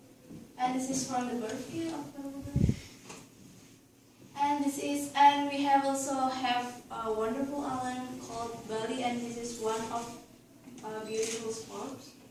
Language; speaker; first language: English; non-native, learner; Indonesian